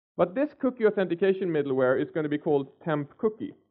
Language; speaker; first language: English; non-native, fluent; Swedish